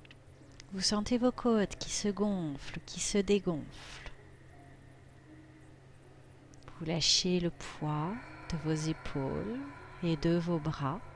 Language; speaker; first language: French; native; French